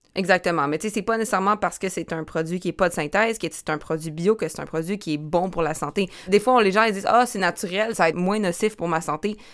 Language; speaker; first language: French; native; French